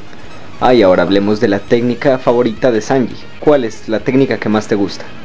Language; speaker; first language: Spanish; native; Spanish